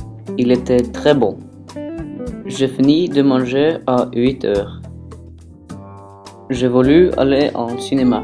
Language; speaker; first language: French; non-native, learner; Norwegian